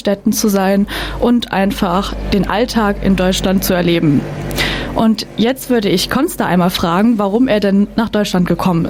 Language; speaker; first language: German; native; German